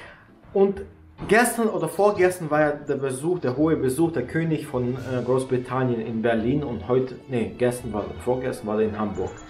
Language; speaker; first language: German; native; German